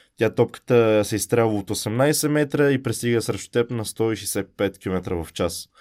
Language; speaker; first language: Bulgarian; early bilingual, heritage; Bulgarian